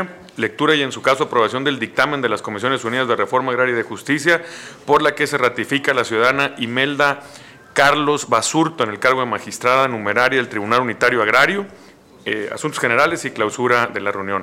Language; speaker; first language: Spanish; native; Spanish